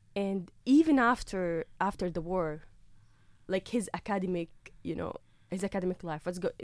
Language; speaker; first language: English; non-native, fluent; Arabic